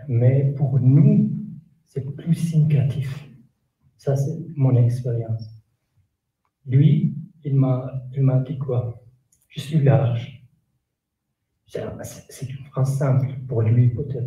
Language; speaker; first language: French; non-native, learner; Kurdish